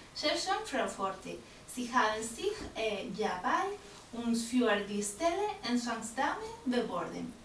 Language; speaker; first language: German; non-native, learner; Spanish